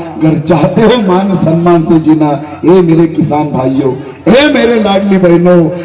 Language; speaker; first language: Hindi; non-native, local second language; Marathi